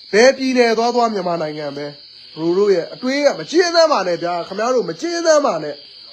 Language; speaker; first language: Burmese; non-native, local second language; S'gaw Karen